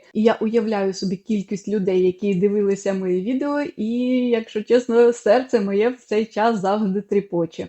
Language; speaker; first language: Ukrainian; non-native, local second language; Russian